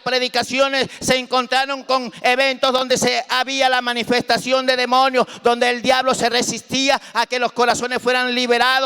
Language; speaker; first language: Spanish; native; Spanish